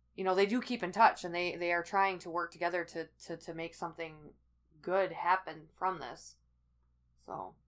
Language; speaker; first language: English; native; English